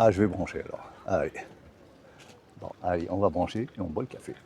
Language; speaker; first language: French; native; French